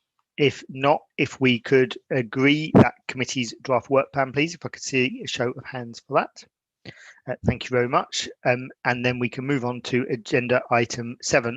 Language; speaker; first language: English; native; English